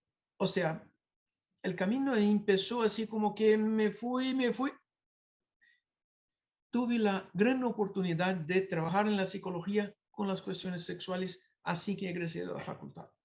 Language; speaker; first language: Spanish; non-native, fluent; Portuguese